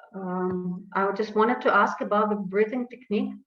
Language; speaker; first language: English; non-native, fluent; Ukrainian